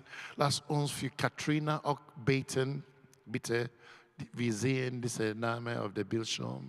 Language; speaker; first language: German; non-native, learner; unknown